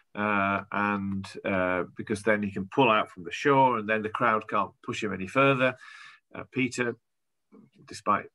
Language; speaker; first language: English; native; English